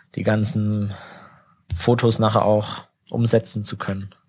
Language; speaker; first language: German; native; German